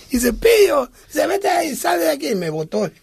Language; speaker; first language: Spanish; early bilingual, heritage; English